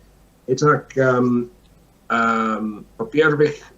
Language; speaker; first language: Russian; non-native, learner; English